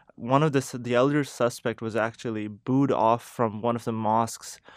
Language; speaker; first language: English; non-native, local second language; Urdu